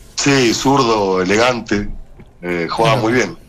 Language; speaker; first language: Spanish; native; Spanish